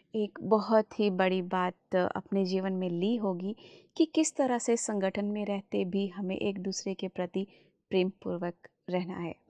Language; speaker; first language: Hindi; native; Hindi